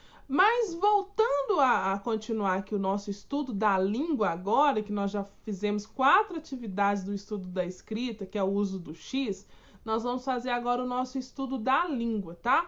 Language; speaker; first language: Portuguese; native; Portuguese